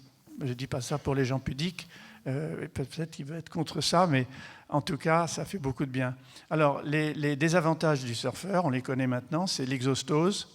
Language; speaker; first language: French; native; French